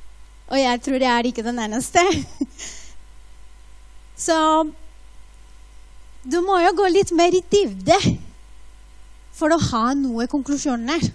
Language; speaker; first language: Norwegian; non-native, fluent; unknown